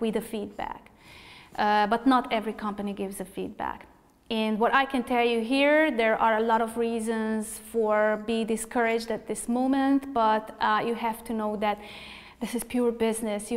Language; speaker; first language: English; non-native, fluent; Hungarian